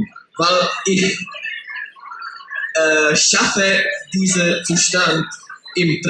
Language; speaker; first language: German; non-native, learner; Czech